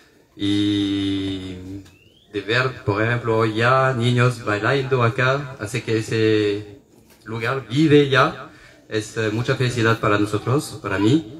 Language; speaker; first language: Spanish; non-native, fluent; French